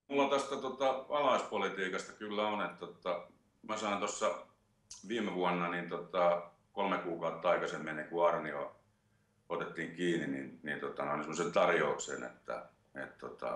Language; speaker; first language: Finnish; native; Finnish